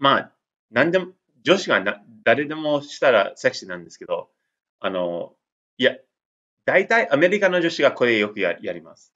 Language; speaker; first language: Japanese; non-native, learner; English